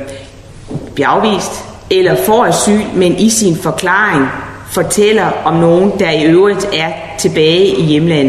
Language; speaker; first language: Danish; native; Danish